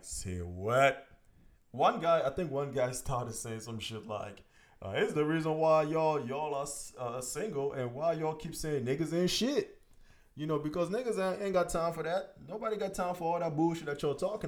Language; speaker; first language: English; non-native, local second language; French